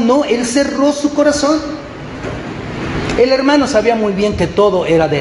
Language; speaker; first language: Spanish; native; Spanish